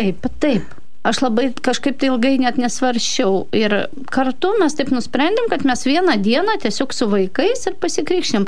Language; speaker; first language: Lithuanian; non-native, fluent; Russian